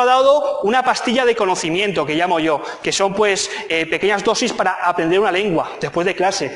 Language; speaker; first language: Spanish; native; Spanish